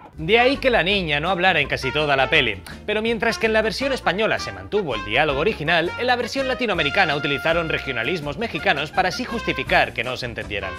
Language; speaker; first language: Spanish; native; Spanish